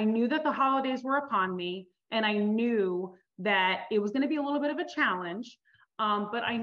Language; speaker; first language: English; native; English